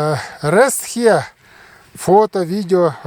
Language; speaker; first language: English; non-native, learner; Russian